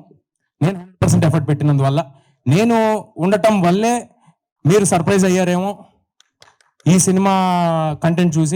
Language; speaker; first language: Telugu; native; Telugu